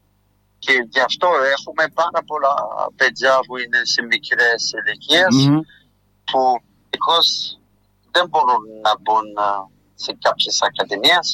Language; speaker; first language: Greek; non-native, fluent; French